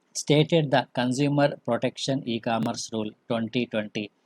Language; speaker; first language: English; non-native, local second language; Telugu